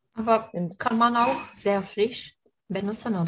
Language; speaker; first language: German; non-native, learner; Romanian